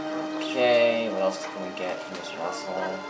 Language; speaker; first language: English; native; English